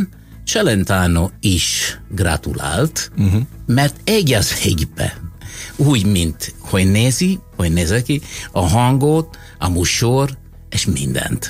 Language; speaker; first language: Hungarian; non-native, fluent; Italian